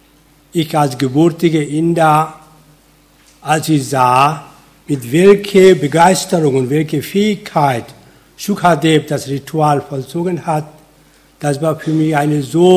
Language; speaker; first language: German; non-native, fluent; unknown